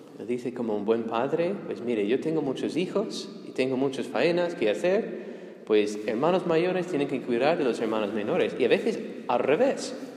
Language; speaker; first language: Spanish; non-native, fluent; English